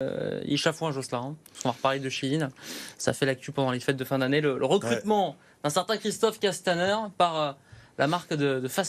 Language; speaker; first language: French; native; French